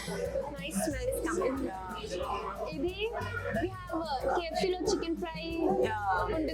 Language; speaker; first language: Telugu; non-native, learner; Hindi